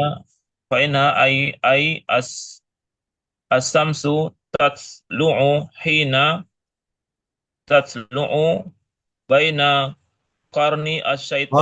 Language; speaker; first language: Arabic; non-native, learner; Indonesian